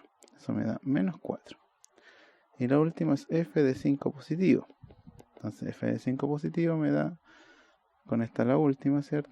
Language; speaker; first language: Spanish; native; Spanish